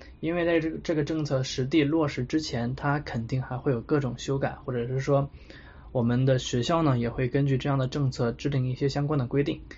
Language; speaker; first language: Chinese; native; Chinese